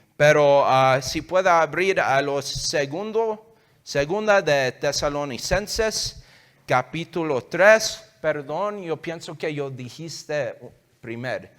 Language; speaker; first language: Spanish; early bilingual, heritage; English